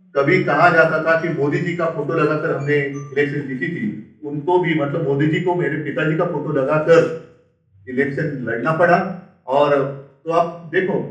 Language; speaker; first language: Hindi; non-native, local second language; Marathi